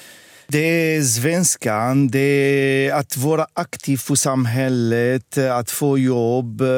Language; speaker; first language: Swedish; non-native, fluent; Arabic